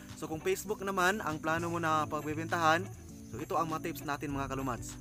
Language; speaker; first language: Filipino; non-native, local second language; Cebuano